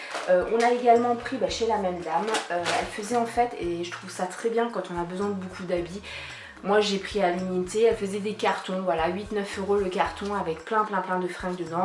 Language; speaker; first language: French; native; French